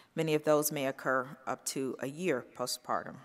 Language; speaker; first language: English; native; English